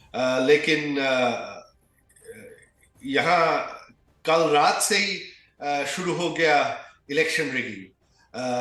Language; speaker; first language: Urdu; non-native, fluent; Bangla